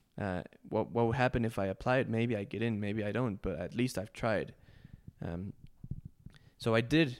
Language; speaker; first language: English; non-native, fluent; Spanish